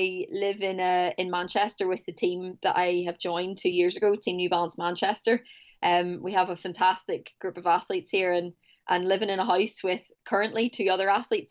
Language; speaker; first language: English; native; English